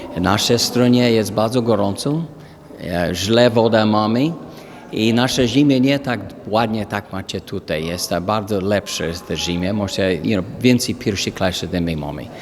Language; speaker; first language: Polish; non-native, learner; English